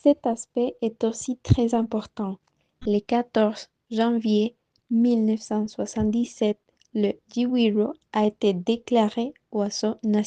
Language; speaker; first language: French; non-native, learner; Spanish